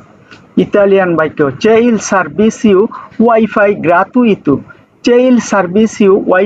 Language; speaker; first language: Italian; non-native, learner; Bangla